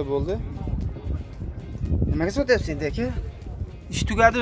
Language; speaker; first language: Turkish; non-native, learner; Uzbek